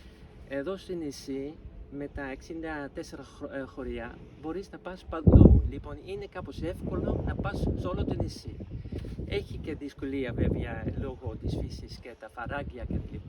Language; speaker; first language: Greek; non-native, fluent; Dutch